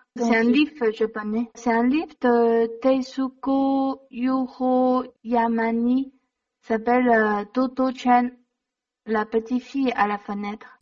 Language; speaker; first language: French; non-native, fluent; Chinese